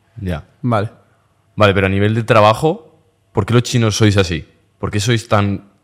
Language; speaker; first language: Spanish; native; Spanish